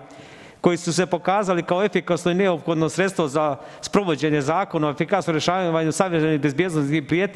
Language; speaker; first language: Serbian; native; Serbian